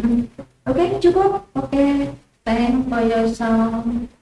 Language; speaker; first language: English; non-native, fluent; Indonesian